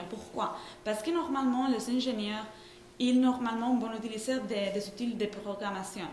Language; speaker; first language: French; non-native, fluent; Spanish